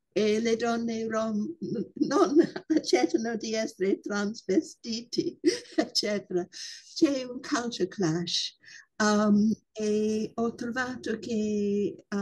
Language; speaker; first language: Italian; non-native, fluent; English